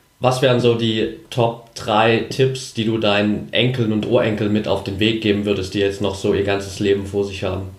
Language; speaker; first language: German; native; German